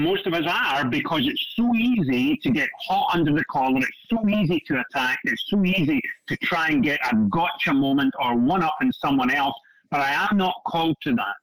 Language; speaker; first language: English; native; English